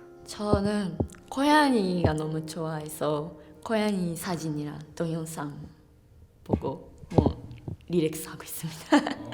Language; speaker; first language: Korean; non-native, fluent; Japanese